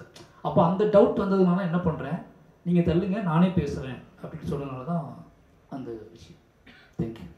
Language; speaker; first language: Tamil; native; Tamil